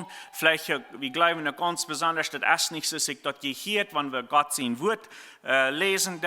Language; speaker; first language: German; non-native, learner; Plautdietsch